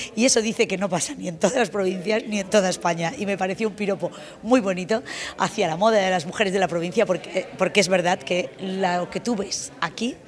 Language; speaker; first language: Spanish; native; Spanish